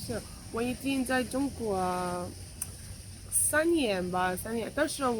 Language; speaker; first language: Chinese; non-native, fluent; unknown